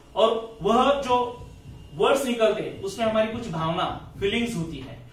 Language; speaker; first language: Hindi; non-native, local second language; Marathi